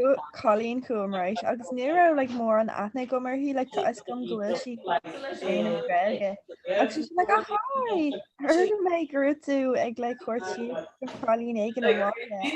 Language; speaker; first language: Irish; non-native, local second language; English